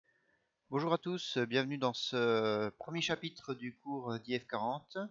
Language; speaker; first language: French; native; French